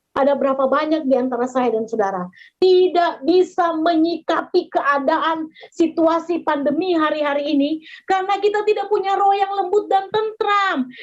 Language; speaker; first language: Indonesian; native; Indonesian